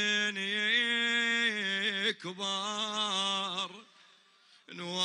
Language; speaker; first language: Arabic; native; Arabic